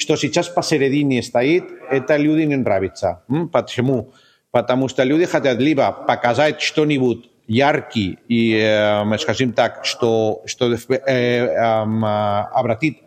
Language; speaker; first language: Russian; non-native, fluent; Spanish